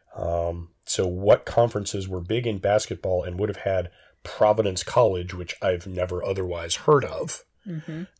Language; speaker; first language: English; native; English